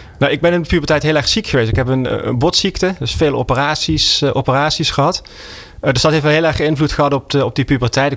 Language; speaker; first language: Dutch; native; Dutch